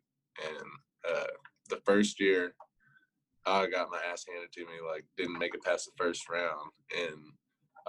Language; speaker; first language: English; native; English